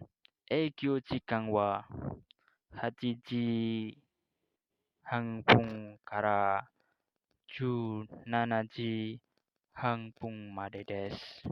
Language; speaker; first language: Japanese; non-native, learner; Indonesian